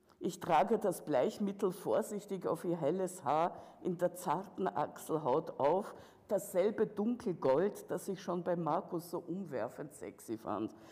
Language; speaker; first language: German; early bilingual, other home language; Russian